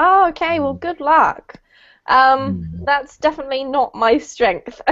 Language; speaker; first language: English; native; English